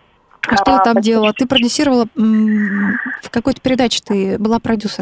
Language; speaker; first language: Russian; native; Russian